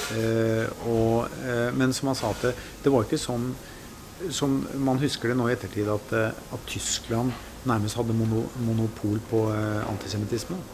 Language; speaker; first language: Norwegian; native; Norwegian